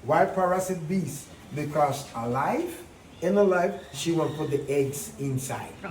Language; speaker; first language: English; non-native, local second language; Spanish